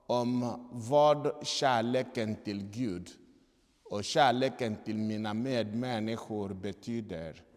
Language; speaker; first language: Swedish; non-native, fluent; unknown